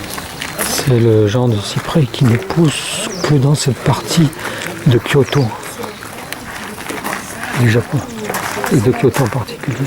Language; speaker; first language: French; native; French